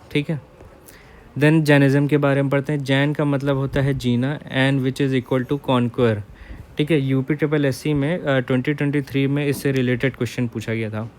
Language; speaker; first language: Hindi; native; Hindi